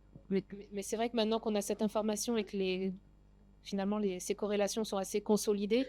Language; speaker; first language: French; native; French